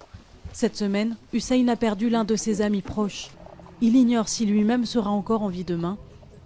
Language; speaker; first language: French; native; French